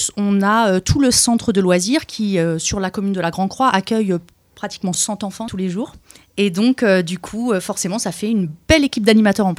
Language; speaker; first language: French; native; French